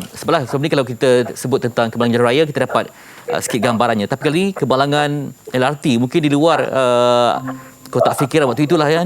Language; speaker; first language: Malay; native; Malay